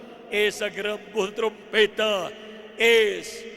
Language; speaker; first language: Spanish; native; Spanish